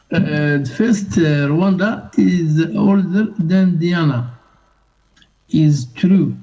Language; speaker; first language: English; non-native, learner; Arabic